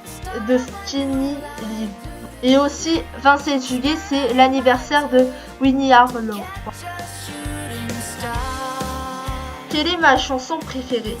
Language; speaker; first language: French; early bilingual, other home language; Korean